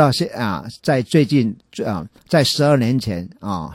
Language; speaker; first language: Chinese; native; Chinese